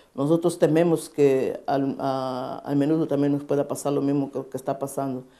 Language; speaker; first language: Spanish; non-native, fluent; Portuguese